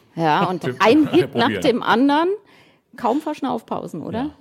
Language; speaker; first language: German; native; German